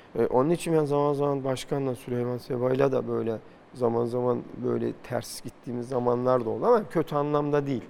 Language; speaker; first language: Turkish; native; Turkish